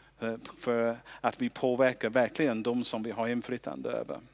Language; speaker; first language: Swedish; non-native, fluent; English